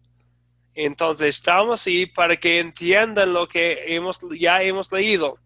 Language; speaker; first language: Spanish; non-native, fluent; English